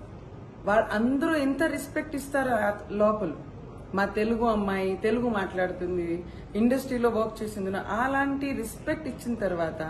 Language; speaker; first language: Telugu; non-native, fluent; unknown